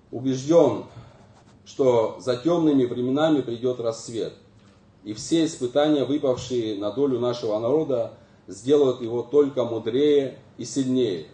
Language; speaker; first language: Russian; native; Russian